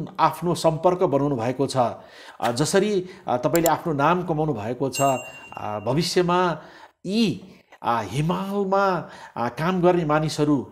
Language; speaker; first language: Nepali; native; Nepali